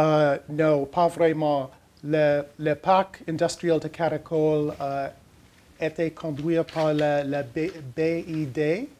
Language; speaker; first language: French; non-native, learner; English